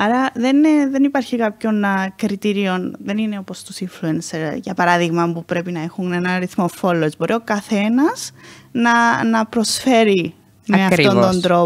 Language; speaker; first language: Greek; native; Greek